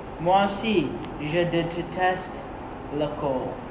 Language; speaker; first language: French; non-native, learner; English